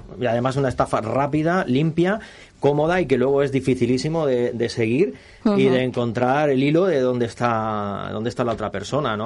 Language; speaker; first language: Spanish; native; Spanish